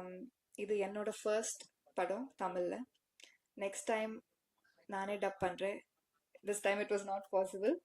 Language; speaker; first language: Tamil; non-native, learner; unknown